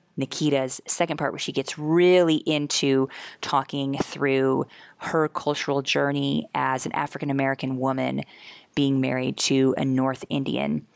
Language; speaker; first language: English; native; English